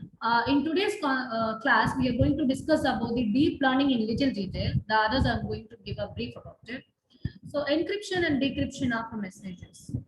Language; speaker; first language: English; non-native, local second language; Tamil